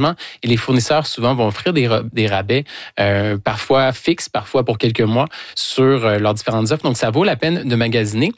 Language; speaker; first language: French; native; French